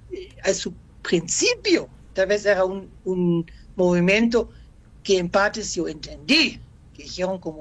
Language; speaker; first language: Spanish; non-native, fluent; German